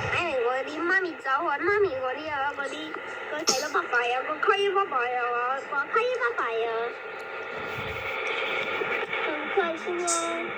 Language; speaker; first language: Cantonese; early bilingual, heritage; Cantonese